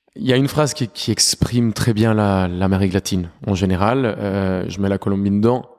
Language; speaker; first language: French; non-native, fluent; Spanish